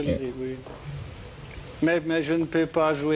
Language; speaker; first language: French; non-native, learner; German